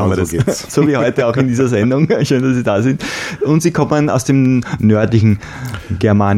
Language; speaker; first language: German; native; German